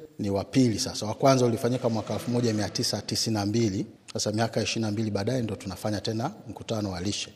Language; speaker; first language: Swahili; native; Swahili